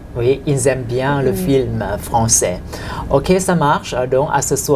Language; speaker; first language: French; non-native, fluent; Thai